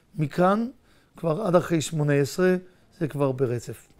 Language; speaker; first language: Hebrew; native; Hebrew